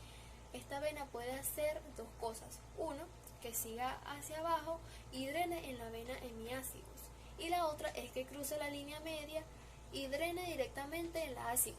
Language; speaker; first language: Spanish; native; Spanish